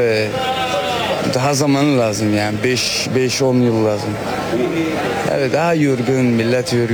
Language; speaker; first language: Turkish; non-native, fluent; Arabic